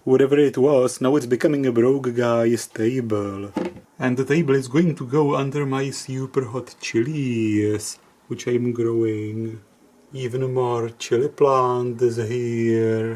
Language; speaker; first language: English; non-native, fluent; Czech